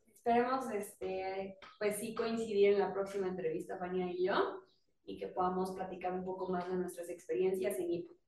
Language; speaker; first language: Spanish; native; Spanish